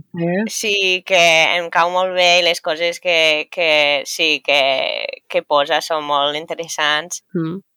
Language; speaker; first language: Catalan; non-native, fluent; English